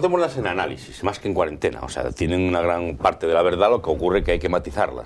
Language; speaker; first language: Spanish; native; Spanish